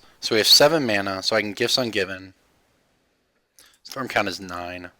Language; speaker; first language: English; native; English